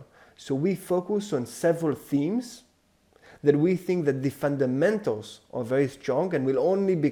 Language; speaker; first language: English; non-native, fluent; Hebrew